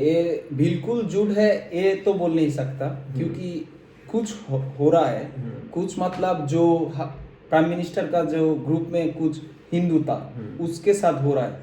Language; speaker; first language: Hindi; non-native, fluent; Bangla